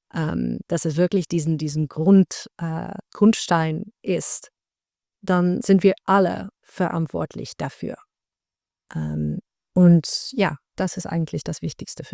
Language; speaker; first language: German; non-native, fluent; Dutch